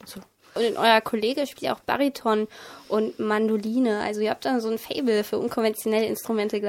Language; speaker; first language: German; native; German